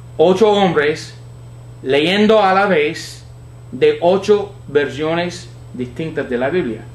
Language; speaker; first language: Spanish; non-native, fluent; English